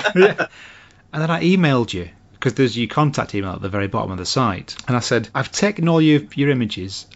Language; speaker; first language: English; native; English